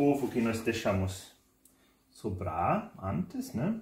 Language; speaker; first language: Portuguese; non-native, fluent; German